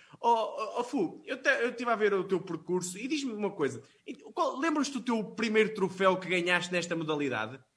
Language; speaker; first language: Portuguese; native; Portuguese